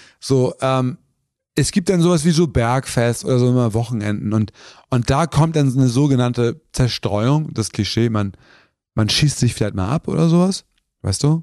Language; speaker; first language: German; early bilingual, other home language; Turkish